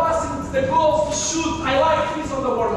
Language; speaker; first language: English; non-native, learner; Portuguese